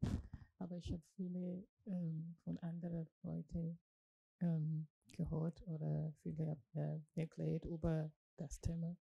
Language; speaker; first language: German; non-native, learner; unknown